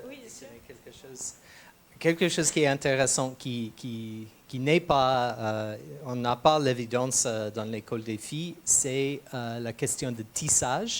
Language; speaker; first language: French; non-native, fluent; English